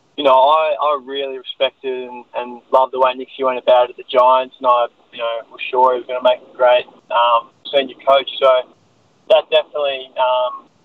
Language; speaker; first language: English; native; English